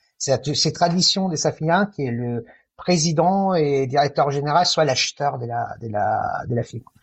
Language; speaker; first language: French; non-native, fluent; Italian